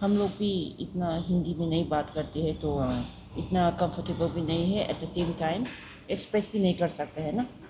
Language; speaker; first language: Hindi; non-native, learner; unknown